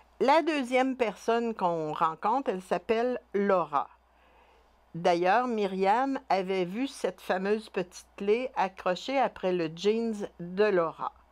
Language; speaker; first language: French; native; French